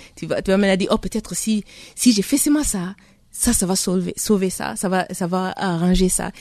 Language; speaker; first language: French; early bilingual, heritage; French